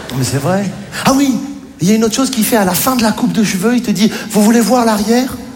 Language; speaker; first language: French; native; French